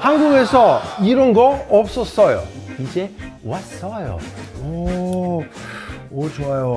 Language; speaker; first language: Korean; non-native, fluent; Italian